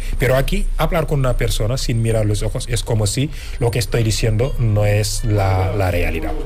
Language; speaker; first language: Spanish; non-native, fluent; Wolof